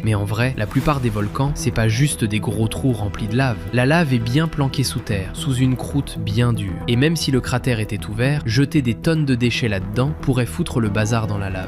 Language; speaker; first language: French; native; French